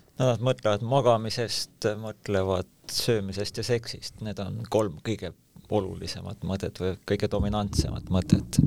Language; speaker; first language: Estonian; native; Estonian